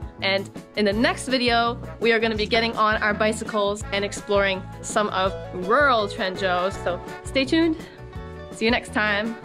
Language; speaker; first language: English; native; English